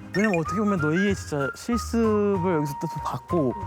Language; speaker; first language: Korean; non-native, fluent; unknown